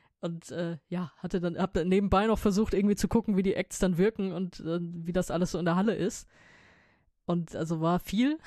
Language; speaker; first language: German; native; German